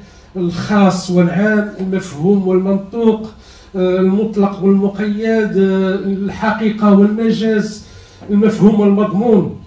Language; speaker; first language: French; non-native, learner; Arabic